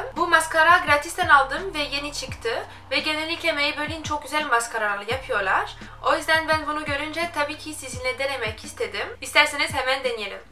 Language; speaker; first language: Turkish; non-native, fluent; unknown